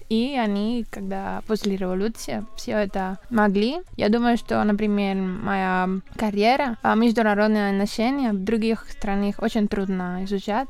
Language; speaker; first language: Russian; non-native, learner; Spanish